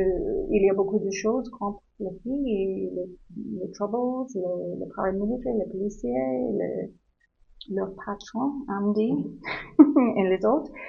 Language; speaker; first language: French; non-native, learner; English